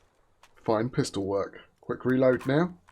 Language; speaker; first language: English; native; English